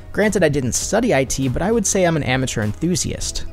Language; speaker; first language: English; native; English